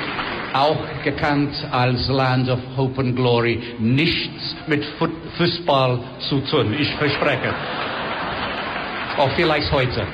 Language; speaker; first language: German; non-native, fluent; English